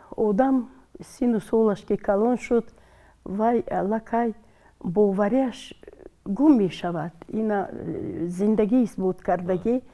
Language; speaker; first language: Tajik; non-native, local second language; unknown